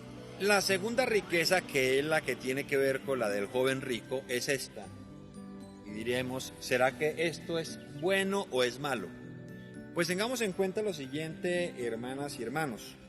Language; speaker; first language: Spanish; native; Spanish